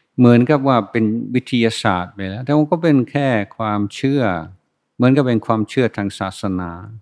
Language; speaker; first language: Thai; non-native, fluent; English